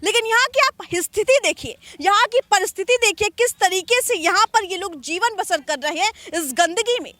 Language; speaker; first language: Hindi; native; Hindi